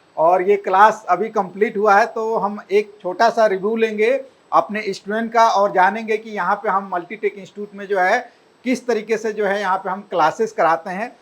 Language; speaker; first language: Hindi; native; Hindi